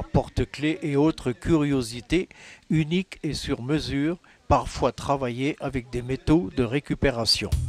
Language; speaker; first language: French; native; French